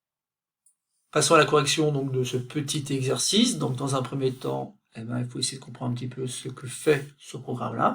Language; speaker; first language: French; native; French